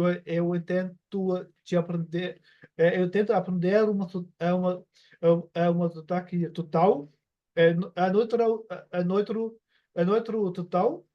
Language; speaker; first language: Portuguese; non-native, learner; German